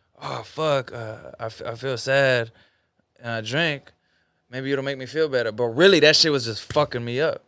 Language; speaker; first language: English; early bilingual, other home language; Spanish